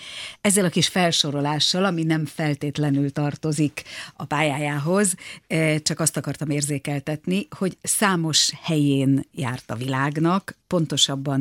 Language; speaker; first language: Hungarian; native; Hungarian